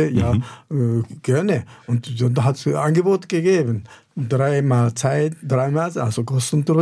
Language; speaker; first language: German; non-native, fluent; Japanese